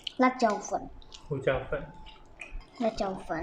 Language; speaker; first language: Chinese; non-native, learner; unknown